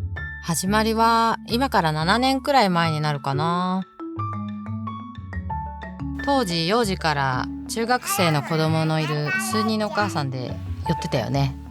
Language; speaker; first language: Japanese; native; Japanese